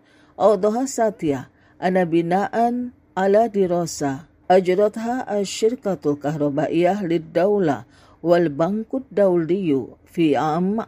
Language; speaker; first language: Arabic; non-native, fluent; Indonesian